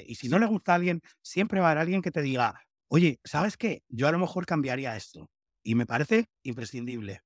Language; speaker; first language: Spanish; native; Spanish